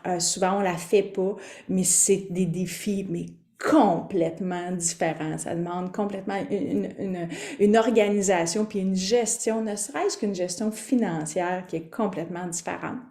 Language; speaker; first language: French; native; French